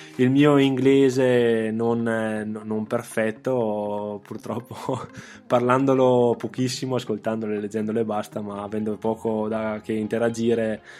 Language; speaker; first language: Italian; native; Italian